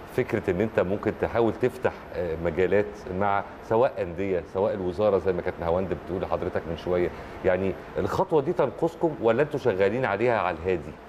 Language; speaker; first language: Arabic; native; Arabic